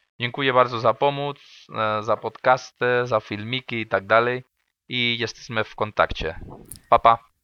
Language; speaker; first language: Polish; non-native, learner; Spanish